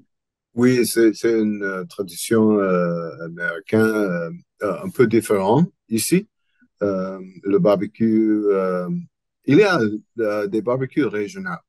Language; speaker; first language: French; non-native, learner; English